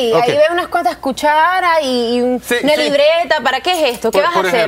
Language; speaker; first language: Spanish; native; Spanish